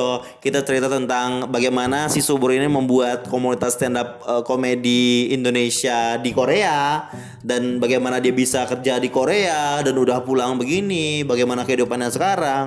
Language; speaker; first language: Indonesian; native; Indonesian